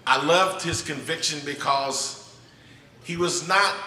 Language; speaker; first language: English; native; English